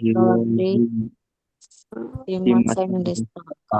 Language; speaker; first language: Japanese; non-native, learner; Indonesian